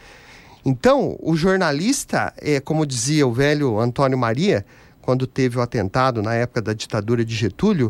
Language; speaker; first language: Portuguese; native; Portuguese